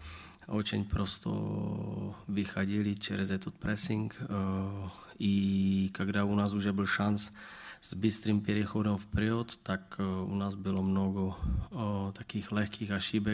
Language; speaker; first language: Russian; non-native, learner; Czech